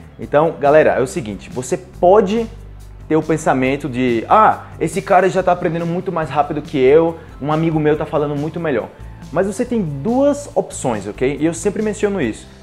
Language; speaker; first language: Portuguese; native; Portuguese